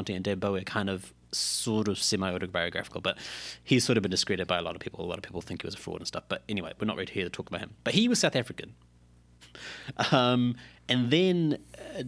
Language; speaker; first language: English; native; English